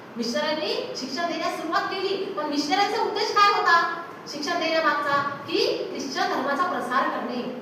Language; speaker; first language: Marathi; non-native, local second language; Urdu